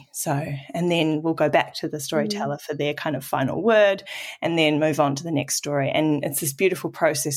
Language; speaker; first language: English; native; English